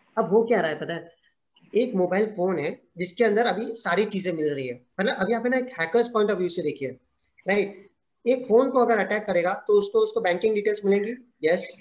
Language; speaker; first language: Hindi; non-native, local second language; Gujarati